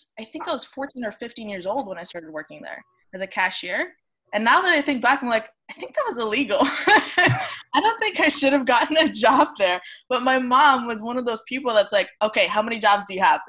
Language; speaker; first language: English; non-native, fluent; Romanian